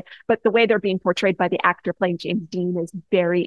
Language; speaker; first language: English; native; English